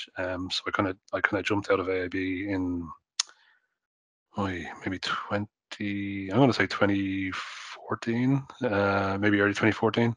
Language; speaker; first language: English; native; English